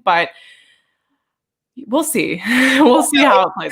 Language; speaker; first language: English; native; English